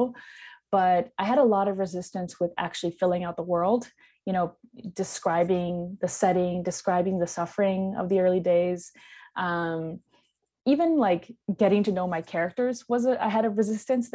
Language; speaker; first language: English; non-native, local second language; Tibetan